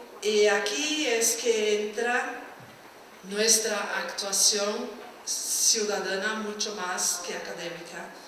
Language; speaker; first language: Spanish; non-native, fluent; Portuguese